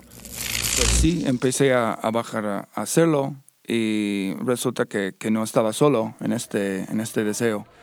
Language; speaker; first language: Spanish; non-native, fluent; English